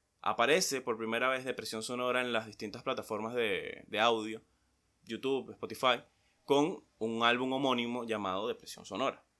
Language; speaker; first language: Spanish; native; Spanish